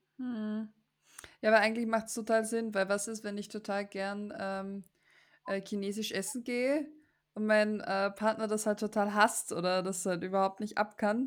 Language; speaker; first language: German; native; German